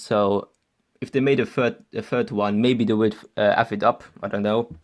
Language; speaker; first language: English; non-native, fluent; German